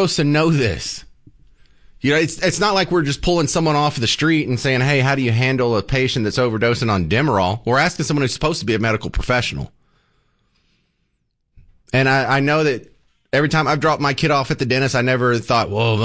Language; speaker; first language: English; native; English